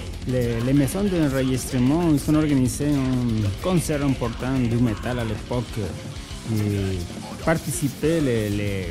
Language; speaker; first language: French; non-native, fluent; Spanish